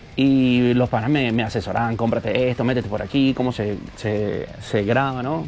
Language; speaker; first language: Spanish; native; Spanish